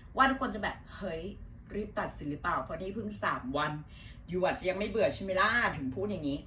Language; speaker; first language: Thai; native; Thai